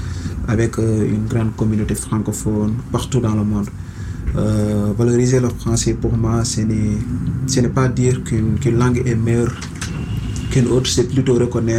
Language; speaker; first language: French; non-native, local second language; Wolof